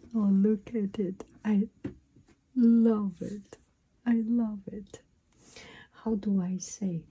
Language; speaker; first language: English; non-native, learner; Chinese